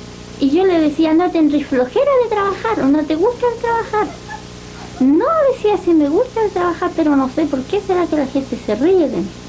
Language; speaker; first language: Spanish; native; Spanish